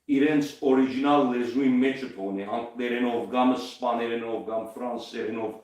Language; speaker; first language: Armenian; early bilingual, heritage; Armenian